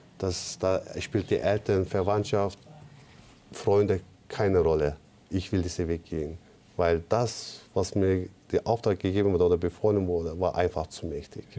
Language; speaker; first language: German; non-native, fluent; Turkish